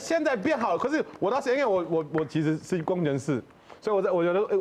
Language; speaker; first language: Chinese; non-native, fluent; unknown